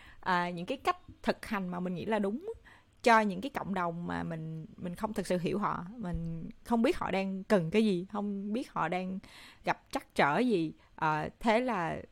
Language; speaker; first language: Vietnamese; native; Vietnamese